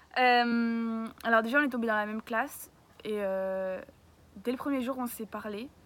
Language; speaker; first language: French; native; French